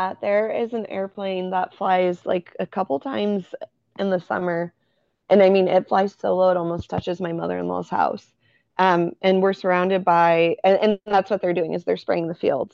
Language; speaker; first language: English; native; English